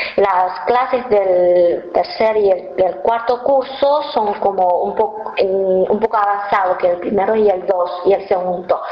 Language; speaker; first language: Spanish; non-native, fluent; Chinese